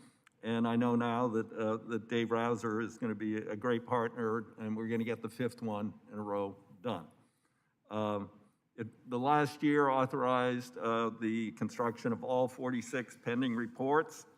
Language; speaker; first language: English; native; English